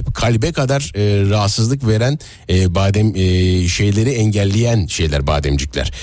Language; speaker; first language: Turkish; native; Turkish